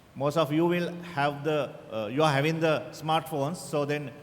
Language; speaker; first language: English; non-native, local second language; Sinhala